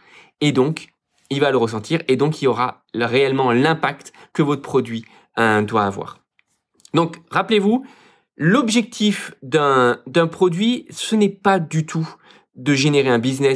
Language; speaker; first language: French; native; French